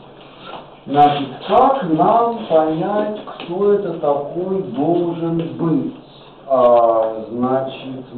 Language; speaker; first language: Russian; native; Russian